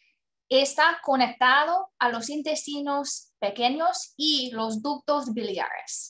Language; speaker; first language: Spanish; non-native, learner; English